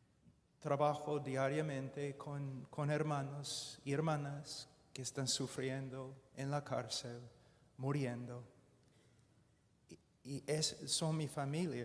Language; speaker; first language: Spanish; non-native, fluent; English